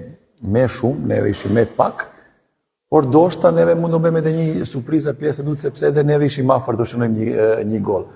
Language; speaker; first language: Albanian; non-native, learner; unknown